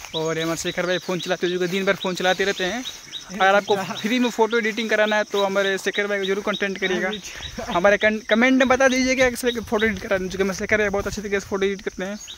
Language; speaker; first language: Hindi; native; Hindi